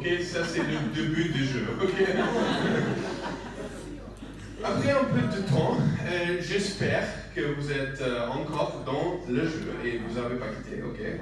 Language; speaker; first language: French; non-native, learner; English